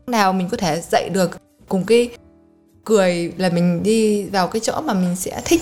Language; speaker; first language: Vietnamese; early bilingual, heritage; Vietnamese